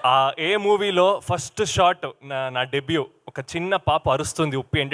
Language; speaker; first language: Telugu; non-native, learner; Kannada